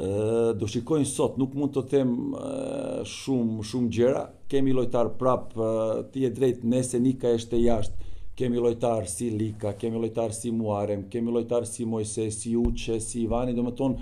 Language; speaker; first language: Albanian; non-native, learner; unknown